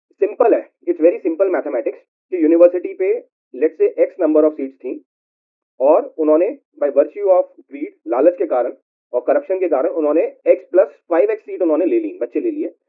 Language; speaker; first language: Hindi; native; Hindi